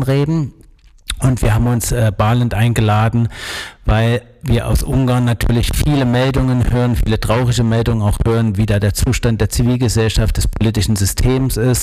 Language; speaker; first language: German; native; German